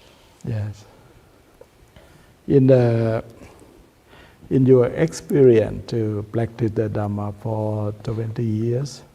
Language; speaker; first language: English; non-native, learner; Thai